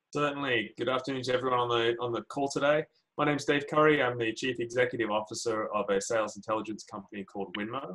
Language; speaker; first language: English; native; English